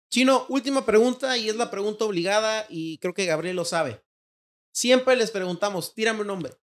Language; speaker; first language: Spanish; native; Spanish